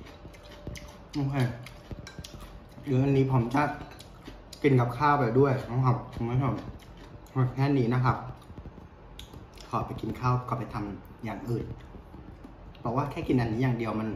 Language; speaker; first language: Thai; non-native, fluent; Vietnamese